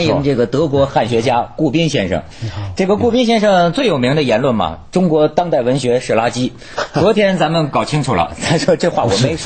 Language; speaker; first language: Chinese; native; Chinese